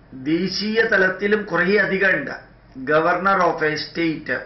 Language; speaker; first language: English; non-native, local second language; Malayalam